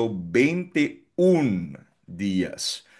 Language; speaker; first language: Spanish; non-native, fluent; Filipino